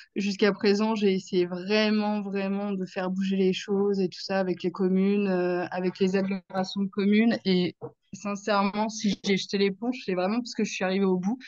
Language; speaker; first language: French; native; French